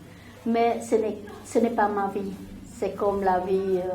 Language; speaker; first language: French; non-native, learner; Khmer